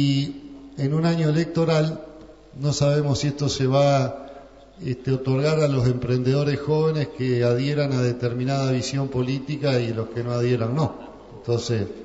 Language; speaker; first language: Spanish; native; Spanish